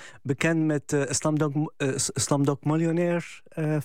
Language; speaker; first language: Dutch; non-native, fluent; Arabic